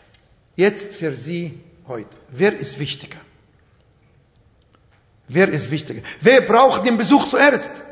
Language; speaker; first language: German; non-native, fluent; Arabic